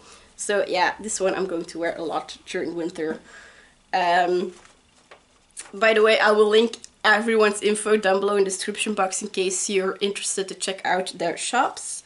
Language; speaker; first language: English; non-native, fluent; Dutch